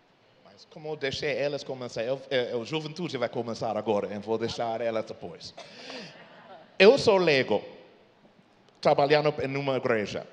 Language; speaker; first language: Portuguese; non-native, fluent; English